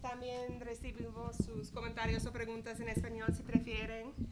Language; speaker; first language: Spanish; non-native, fluent; English